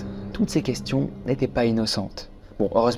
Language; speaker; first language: French; native; French